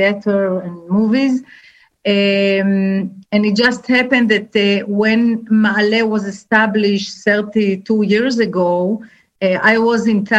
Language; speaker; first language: English; non-native, fluent; Hebrew